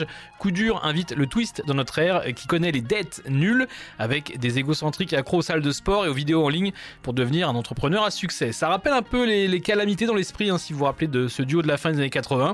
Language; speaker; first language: French; native; French